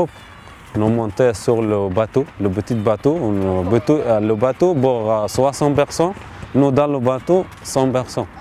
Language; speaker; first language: French; non-native, learner; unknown